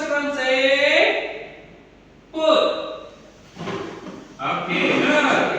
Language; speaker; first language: English; non-native, learner; Indonesian